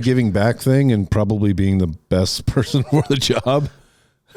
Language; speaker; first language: English; native; English